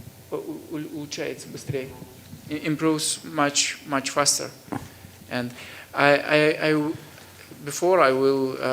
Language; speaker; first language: English; non-native, learner; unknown